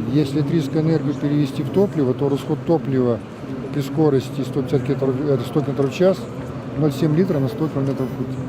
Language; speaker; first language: Russian; native; Russian